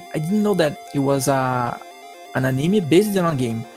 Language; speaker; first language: English; non-native, fluent; Portuguese